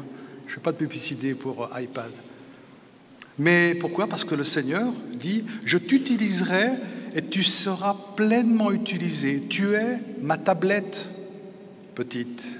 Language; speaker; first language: French; native; French